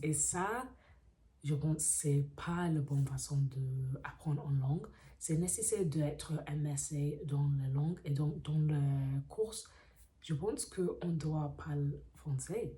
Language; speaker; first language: French; non-native, learner; English